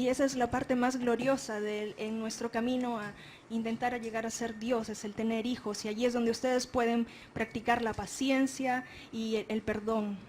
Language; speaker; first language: Spanish; native; Spanish